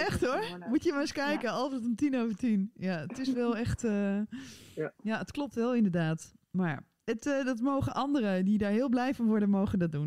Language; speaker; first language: Dutch; native; Dutch